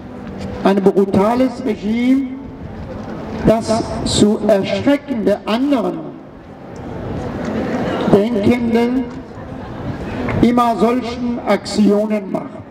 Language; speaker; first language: German; non-native, fluent; Persian